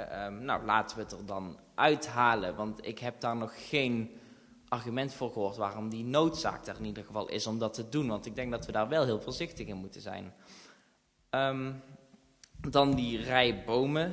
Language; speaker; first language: Dutch; native; Dutch